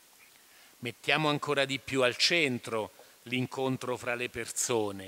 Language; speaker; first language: Italian; native; Italian